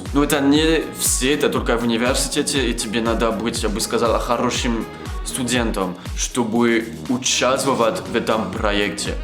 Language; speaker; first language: Russian; non-native, learner; French